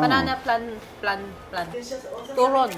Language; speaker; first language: Korean; non-native, learner; Filipino